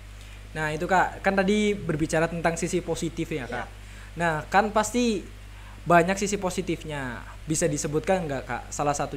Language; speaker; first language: Indonesian; native; Indonesian